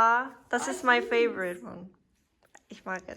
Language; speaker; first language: German; non-native, learner; Korean